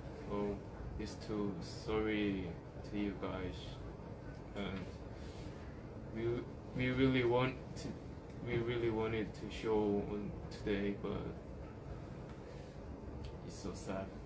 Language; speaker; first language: English; non-native, learner; Korean